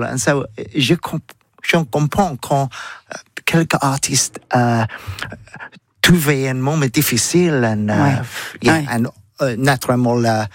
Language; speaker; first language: French; non-native, learner; English